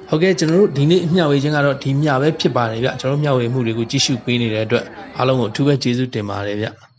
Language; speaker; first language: Burmese; native; Burmese